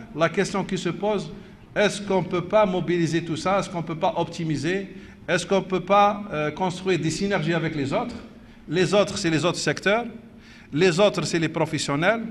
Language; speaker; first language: French; non-native, local second language; Arabic